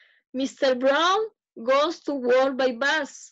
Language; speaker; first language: English; non-native, fluent; Spanish